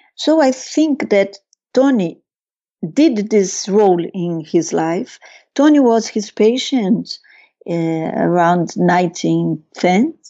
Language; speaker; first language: English; non-native, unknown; Portuguese